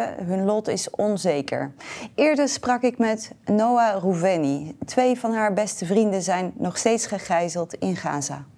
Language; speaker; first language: Dutch; native; Dutch